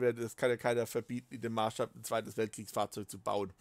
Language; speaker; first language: German; native; German